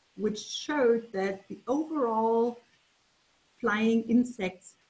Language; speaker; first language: English; non-native, fluent; German